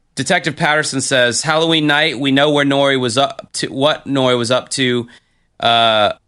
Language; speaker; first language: English; native; English